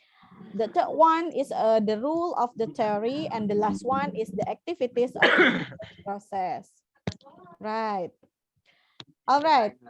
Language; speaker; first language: English; non-native, fluent; Indonesian